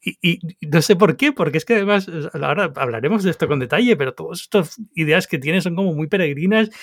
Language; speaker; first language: Spanish; native; Spanish